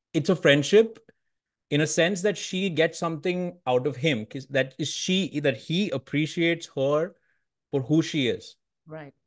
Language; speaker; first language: English; non-native, local second language; Hindi